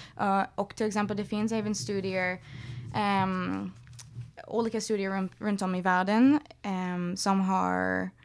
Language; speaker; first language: Swedish; non-native, fluent; English